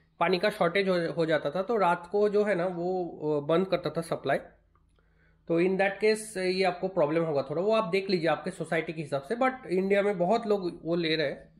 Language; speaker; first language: Hindi; non-native, local second language; Bangla